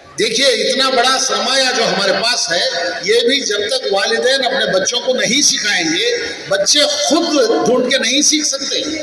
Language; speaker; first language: Urdu; native; Urdu